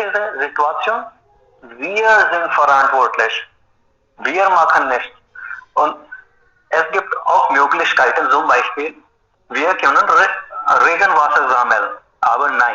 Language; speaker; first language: German; non-native, fluent; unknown